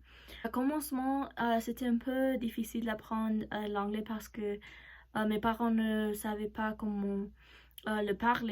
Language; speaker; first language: French; non-native, learner; Spanish